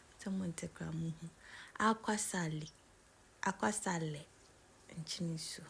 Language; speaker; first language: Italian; non-native, learner; Akan